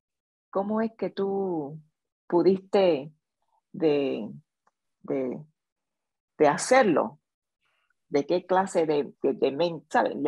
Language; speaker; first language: Spanish; early bilingual, other home language; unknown